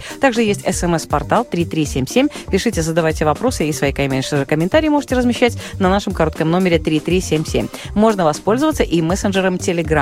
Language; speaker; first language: Russian; native; Russian